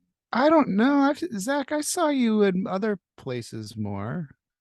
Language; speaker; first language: English; native; English